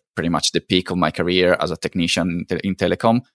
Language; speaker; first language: English; non-native, fluent; Italian